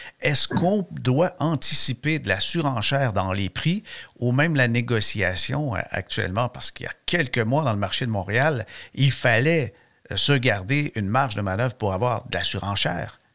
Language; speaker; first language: French; native; French